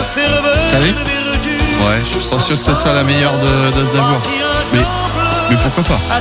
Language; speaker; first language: French; native; French